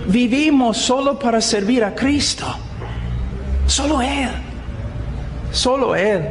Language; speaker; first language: Spanish; non-native, fluent; English